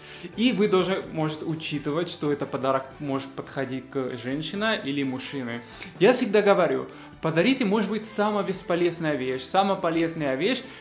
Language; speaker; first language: Russian; non-native, fluent; Spanish